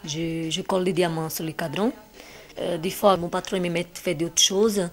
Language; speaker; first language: French; non-native, learner; Portuguese